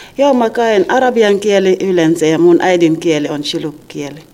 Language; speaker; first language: Finnish; non-native, learner; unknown